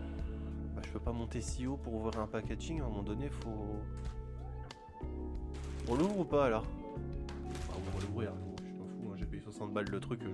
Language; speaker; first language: French; native; French